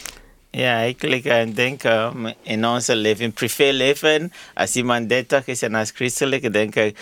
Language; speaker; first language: Dutch; non-native, learner; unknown